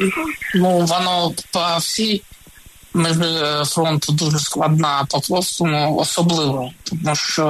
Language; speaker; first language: Ukrainian; non-native, local second language; Russian